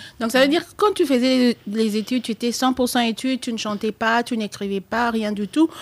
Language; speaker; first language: French; non-native, local second language; Lingala